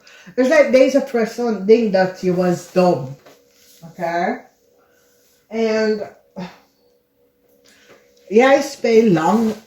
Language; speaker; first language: Dutch; non-native, fluent; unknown